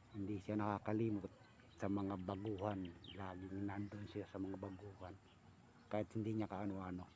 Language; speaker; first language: Filipino; native; Filipino